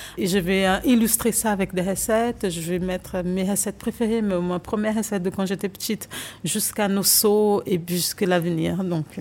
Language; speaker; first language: French; non-native, fluent; Portuguese